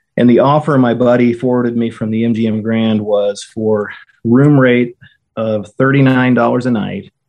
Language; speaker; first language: English; native; English